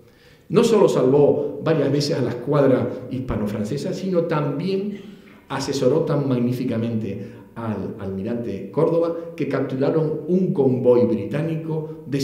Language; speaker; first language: Spanish; native; Spanish